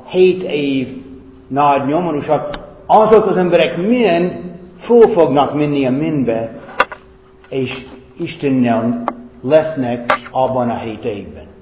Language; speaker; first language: Hungarian; non-native, fluent; English